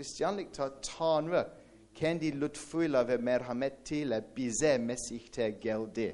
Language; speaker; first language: Turkish; non-native, fluent; English